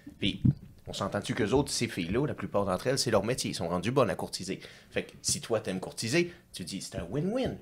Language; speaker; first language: French; native; French